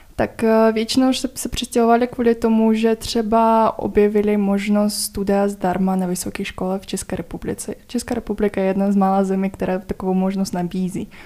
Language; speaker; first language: Czech; non-native, fluent; Russian